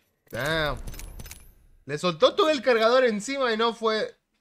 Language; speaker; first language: Spanish; early bilingual, heritage; Spanish